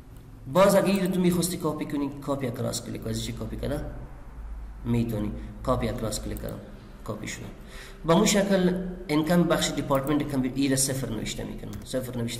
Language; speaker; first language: Persian; non-native, local second language; Pashto